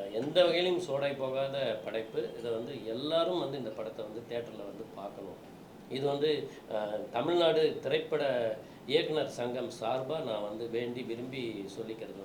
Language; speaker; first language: Tamil; native; Tamil